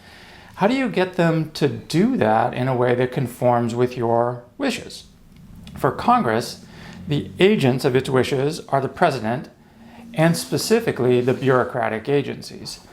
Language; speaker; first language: English; native; English